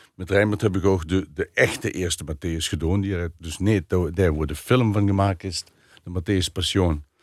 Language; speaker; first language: Dutch; native; Dutch